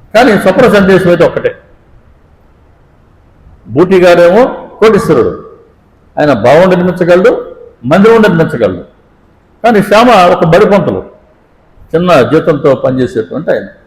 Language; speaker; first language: Telugu; native; Telugu